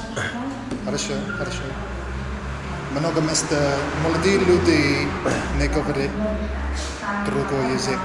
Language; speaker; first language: Russian; non-native, learner; English